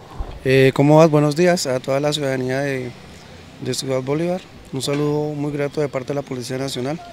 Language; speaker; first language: Spanish; native; Spanish